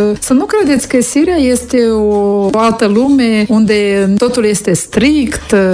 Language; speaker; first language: Romanian; native; Romanian